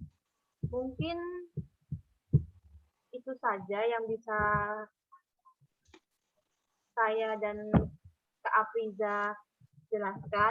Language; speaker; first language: Indonesian; native; Indonesian